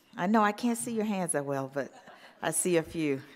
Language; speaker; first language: English; native; English